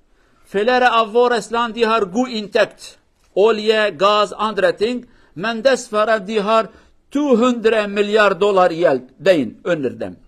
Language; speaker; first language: Norwegian; non-native, learner; Kurdish